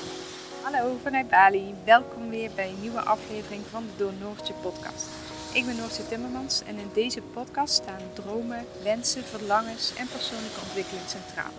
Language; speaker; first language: Dutch; native; Dutch